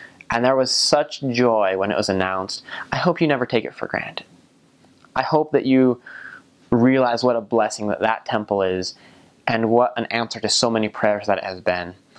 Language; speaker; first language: English; native; English